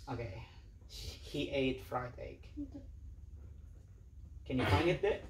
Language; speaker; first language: English; non-native, learner; Indonesian